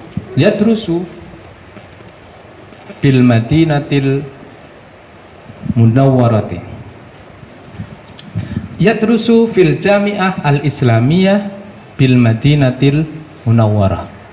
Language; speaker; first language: Arabic; non-native, fluent; Indonesian